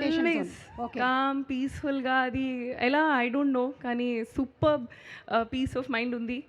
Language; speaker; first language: Telugu; non-native, learner; Hindi